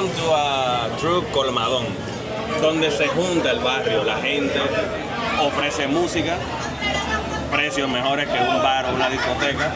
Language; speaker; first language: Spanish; native; Spanish